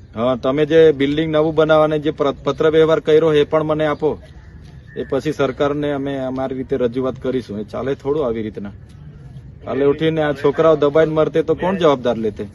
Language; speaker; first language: Gujarati; non-native, local second language; Vasavi